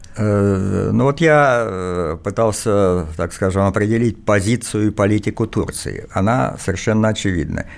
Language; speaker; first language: Russian; native; Russian